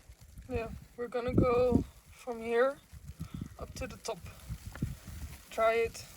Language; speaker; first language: English; non-native, fluent; Dutch